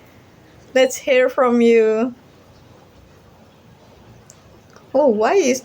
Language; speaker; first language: English; non-native, learner; Indonesian